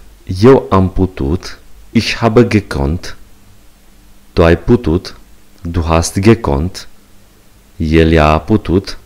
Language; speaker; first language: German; non-native, learner; Romanian